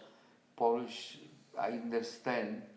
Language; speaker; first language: English; non-native, learner; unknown